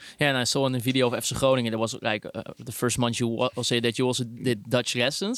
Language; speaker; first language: English; non-native, fluent; Dutch